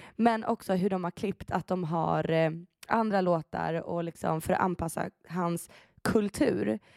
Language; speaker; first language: Swedish; early bilingual, other home language; Persian